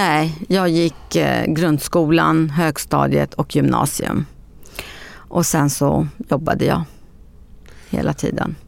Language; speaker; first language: Swedish; early bilingual, other home language; Arabic